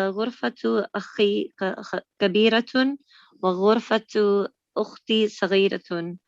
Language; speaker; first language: Arabic; non-native, learner; English